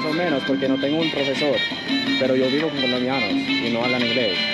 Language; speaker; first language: Spanish; non-native, learner; English